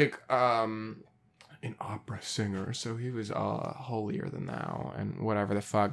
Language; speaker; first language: English; native; English